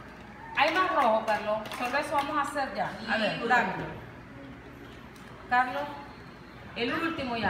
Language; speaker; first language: Spanish; native; Spanish